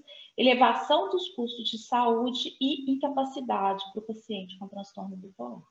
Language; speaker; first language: Portuguese; native; Portuguese